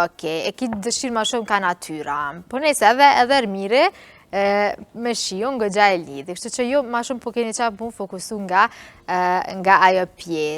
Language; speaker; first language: Albanian; native; Albanian